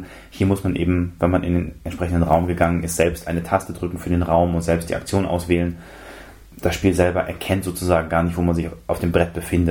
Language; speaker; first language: German; native; German